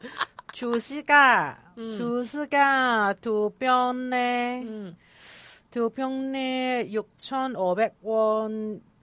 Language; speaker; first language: Korean; non-native, learner; Cantonese